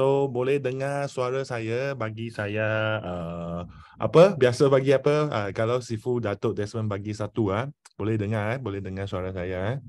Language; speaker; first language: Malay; non-native, local second language; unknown